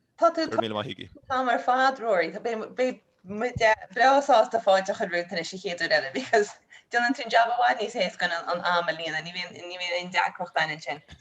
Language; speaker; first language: Irish; native; Irish